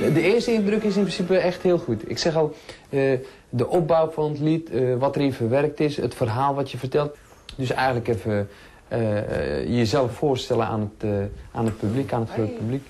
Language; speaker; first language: Dutch; early bilingual, other home language; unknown